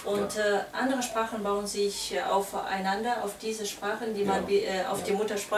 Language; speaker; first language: German; non-native, fluent; Kazakh